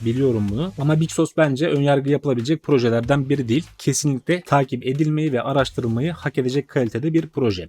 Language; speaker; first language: Turkish; native; Turkish